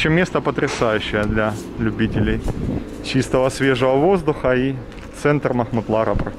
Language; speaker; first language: Russian; native; Russian